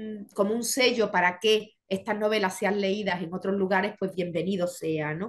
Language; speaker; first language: Spanish; native; Spanish